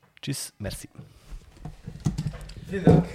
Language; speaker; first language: German; native; German